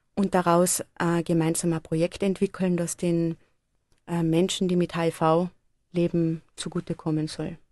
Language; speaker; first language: German; native; German